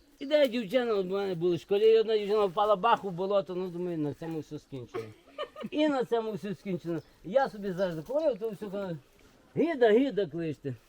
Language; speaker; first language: Ukrainian; native; Ukrainian